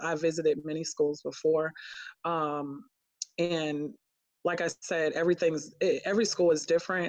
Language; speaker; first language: English; native; English